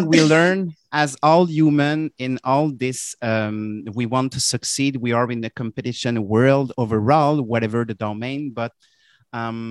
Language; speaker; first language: English; non-native, fluent; French